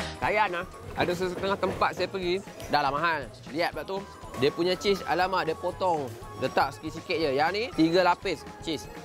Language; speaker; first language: Malay; native; Malay